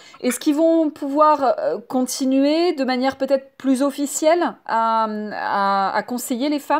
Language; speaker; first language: French; native; French